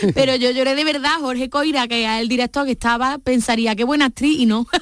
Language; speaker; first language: Spanish; native; Spanish